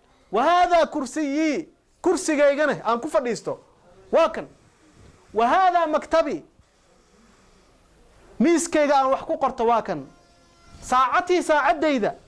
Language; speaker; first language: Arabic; non-native, local second language; Somali